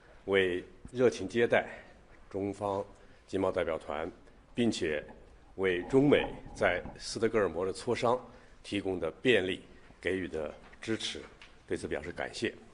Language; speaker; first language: Chinese; native; Chinese